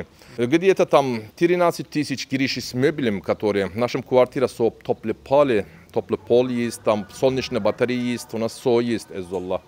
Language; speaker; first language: Russian; non-native, learner; Turkish